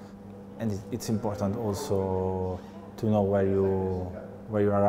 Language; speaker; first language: English; non-native, learner; Italian